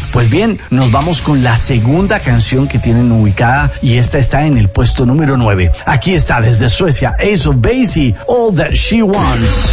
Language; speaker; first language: Spanish; native; Spanish